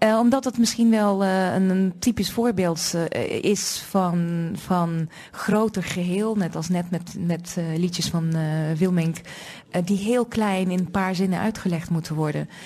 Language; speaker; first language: Dutch; non-native, fluent; Russian